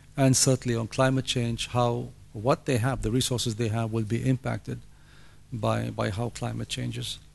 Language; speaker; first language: English; non-native, fluent; Arabic